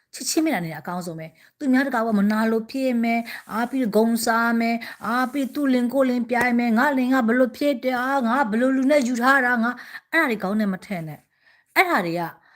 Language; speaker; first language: Burmese; native; Burmese